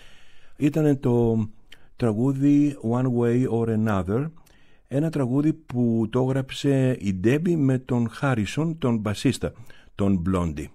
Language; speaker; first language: Greek; native; Greek